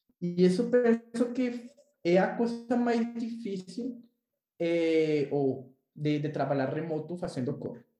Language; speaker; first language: Portuguese; non-native, learner; Spanish